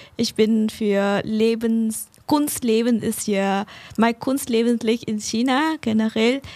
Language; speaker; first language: German; non-native, learner; Vietnamese